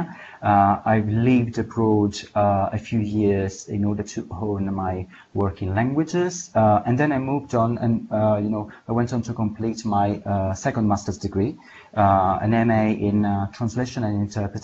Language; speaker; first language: English; non-native, fluent; Italian